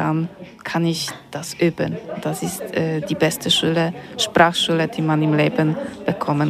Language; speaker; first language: German; non-native, fluent; Polish